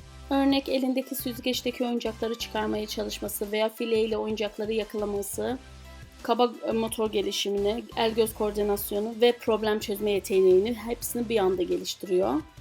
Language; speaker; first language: Turkish; non-native, fluent; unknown